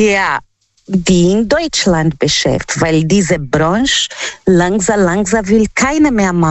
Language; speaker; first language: German; non-native, fluent; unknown